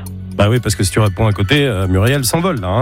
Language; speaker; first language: French; native; French